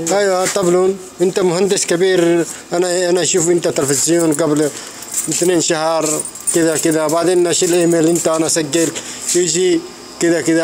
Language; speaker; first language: Arabic; non-native, learner; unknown